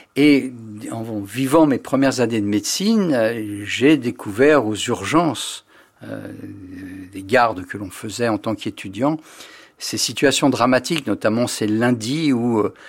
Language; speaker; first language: French; native; French